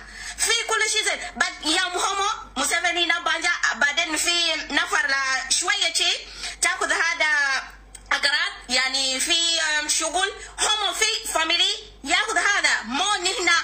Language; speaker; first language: Arabic; non-native, learner; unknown